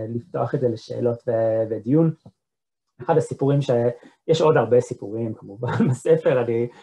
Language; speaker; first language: Hebrew; non-native, fluent; English